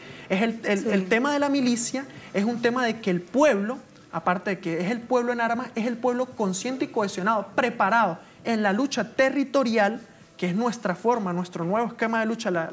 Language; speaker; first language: Spanish; native; Spanish